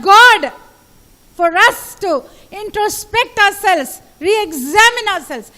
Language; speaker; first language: English; non-native, local second language; Telugu